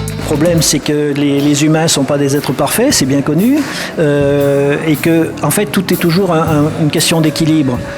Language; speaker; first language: French; native; French